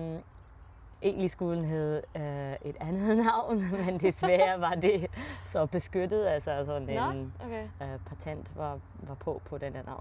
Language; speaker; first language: Danish; early bilingual, heritage; German